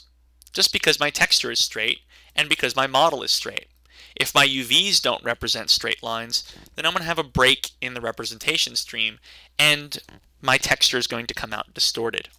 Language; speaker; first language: English; native; English